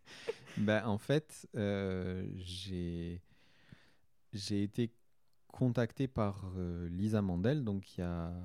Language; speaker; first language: French; native; French